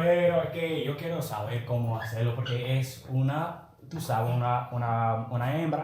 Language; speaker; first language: Spanish; non-native, learner; English